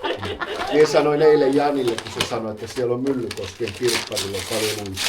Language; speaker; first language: Finnish; native; Finnish